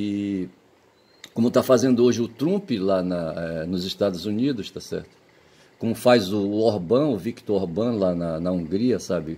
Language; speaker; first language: Portuguese; native; Portuguese